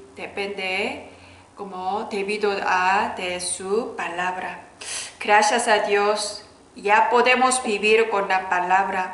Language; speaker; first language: Spanish; non-native, learner; Korean